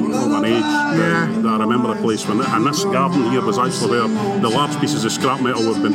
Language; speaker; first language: English; native; English